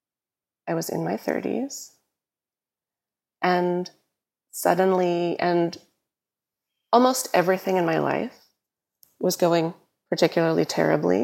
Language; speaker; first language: English; native; English